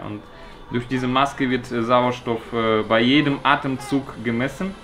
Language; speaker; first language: German; non-native, fluent; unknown